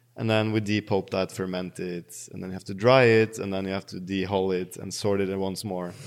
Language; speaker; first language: English; non-native, fluent; Norwegian